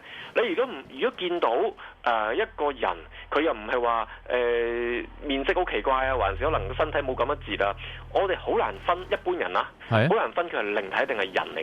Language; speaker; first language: Cantonese; native; Cantonese